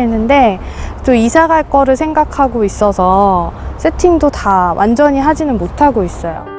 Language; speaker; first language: Korean; native; Korean